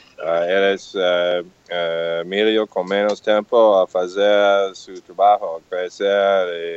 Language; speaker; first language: Portuguese; non-native, learner; English